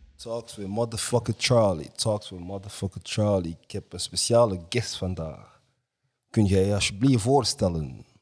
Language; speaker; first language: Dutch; early bilingual, other home language; Lingala